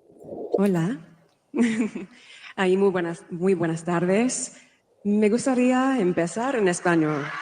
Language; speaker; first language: Spanish; non-native, fluent; English